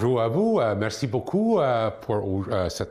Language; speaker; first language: French; non-native, local second language; English